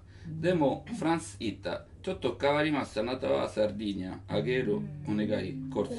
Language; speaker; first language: Japanese; non-native, learner; Italian